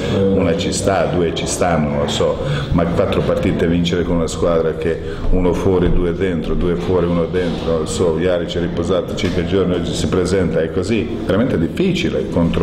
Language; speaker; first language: Italian; non-native, fluent; Croatian